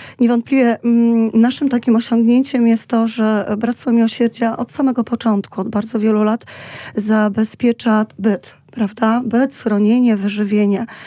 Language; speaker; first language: Polish; native; Polish